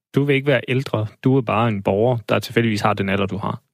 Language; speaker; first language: Danish; native; Danish